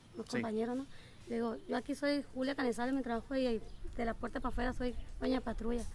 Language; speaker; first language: Spanish; native; Spanish